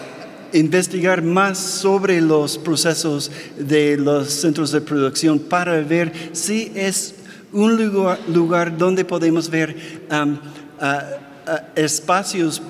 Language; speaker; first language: Spanish; non-native, fluent; English